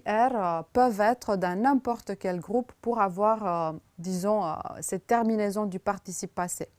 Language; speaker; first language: French; non-native, fluent; Romanian